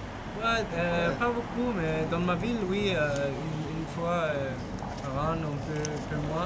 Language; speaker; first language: French; non-native, fluent; German